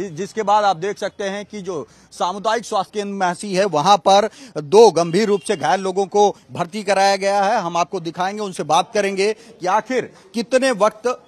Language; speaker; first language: Hindi; native; Hindi